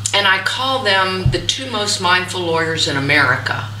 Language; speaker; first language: English; native; English